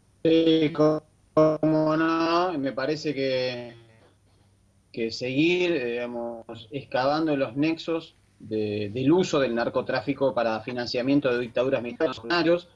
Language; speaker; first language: Spanish; native; Spanish